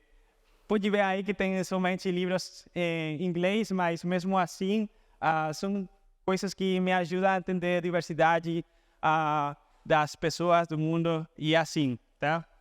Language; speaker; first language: Portuguese; non-native, fluent; Spanish